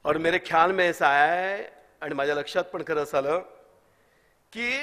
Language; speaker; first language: Hindi; non-native, local second language; Marathi